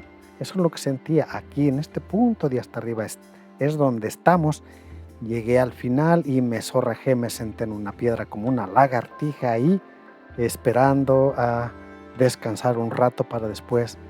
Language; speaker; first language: Spanish; native; Spanish